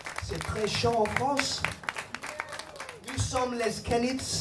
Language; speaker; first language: French; non-native, learner; English